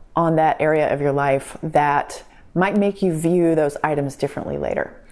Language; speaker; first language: English; native; English